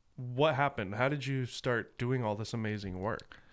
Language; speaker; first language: English; native; English